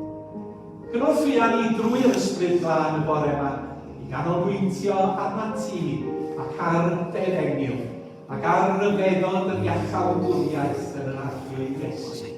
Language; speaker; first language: Welsh; native; Welsh